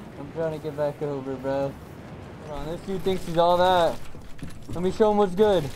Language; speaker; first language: English; native; English